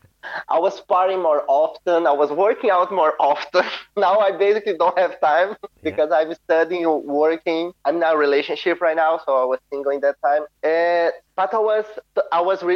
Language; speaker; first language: English; non-native, fluent; Portuguese